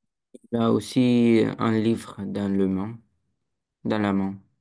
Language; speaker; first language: French; non-native, learner; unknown